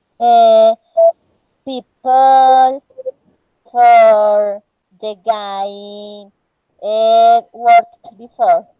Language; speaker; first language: English; non-native, learner; Spanish